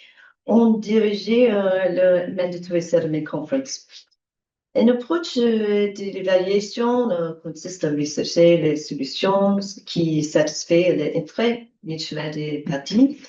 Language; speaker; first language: French; non-native, learner; English